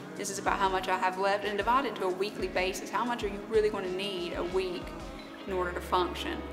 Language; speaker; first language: English; native; English